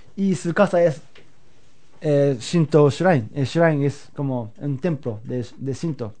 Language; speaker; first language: Spanish; non-native, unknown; Japanese